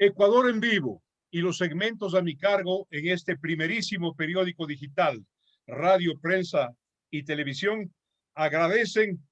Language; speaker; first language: Spanish; native; Spanish